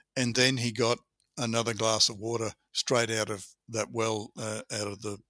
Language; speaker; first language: English; native; English